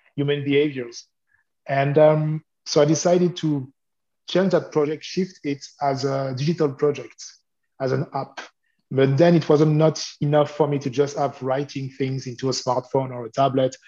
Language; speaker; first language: English; non-native, fluent; French